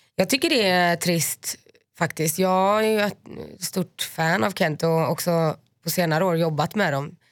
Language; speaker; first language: Swedish; native; Swedish